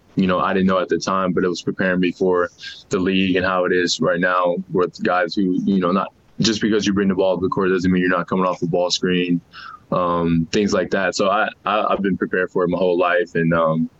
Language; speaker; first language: English; native; English